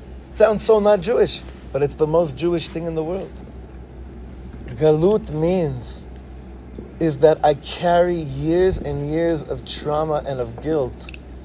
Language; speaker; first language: English; native; English